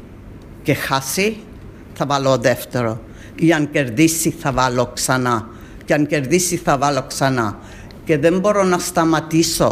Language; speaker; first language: Greek; early bilingual, heritage; Greek